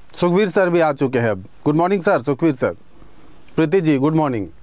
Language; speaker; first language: Hindi; native; Hindi